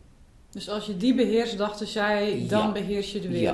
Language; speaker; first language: Dutch; native; Dutch